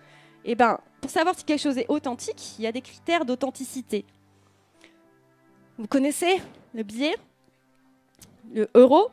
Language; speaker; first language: French; native; French